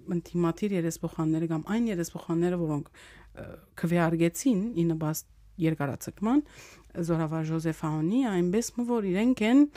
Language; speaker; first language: Armenian; early bilingual, heritage; Armenian